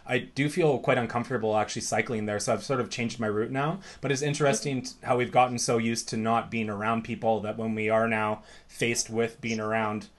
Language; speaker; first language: English; native; English